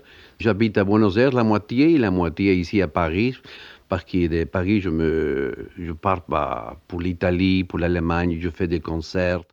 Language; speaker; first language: French; non-native, learner; Spanish